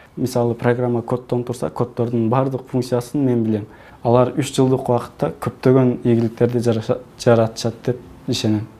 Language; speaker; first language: Kyrgyz; early bilingual, heritage; Kyrgyz